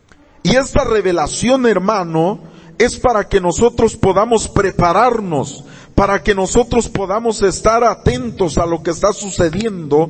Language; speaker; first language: Spanish; native; Spanish